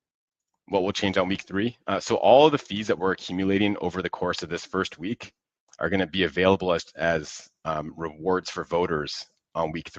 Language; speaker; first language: English; native; English